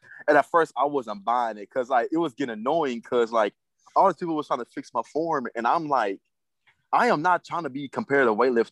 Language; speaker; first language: English; native; English